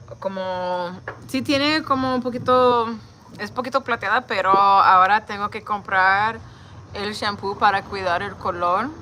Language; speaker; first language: Spanish; non-native, learner; English